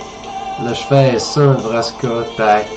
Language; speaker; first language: French; native; French